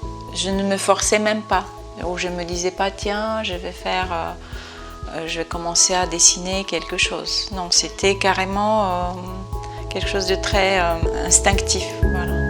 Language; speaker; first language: French; non-native, fluent; Bulgarian